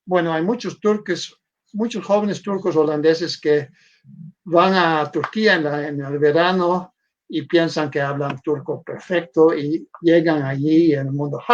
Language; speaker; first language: Spanish; non-native, fluent; Dutch